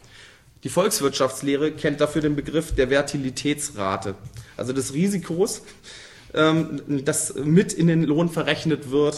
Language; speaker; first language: German; native; German